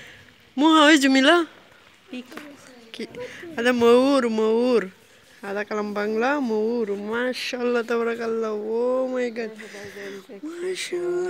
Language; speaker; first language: Arabic; non-native, learner; Bangla